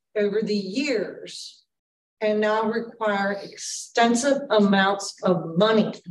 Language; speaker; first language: English; native; English